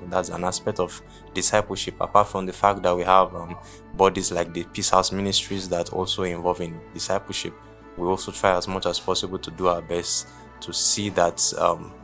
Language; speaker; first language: English; non-native, local second language; Igbo